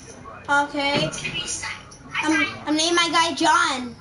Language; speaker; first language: English; native; English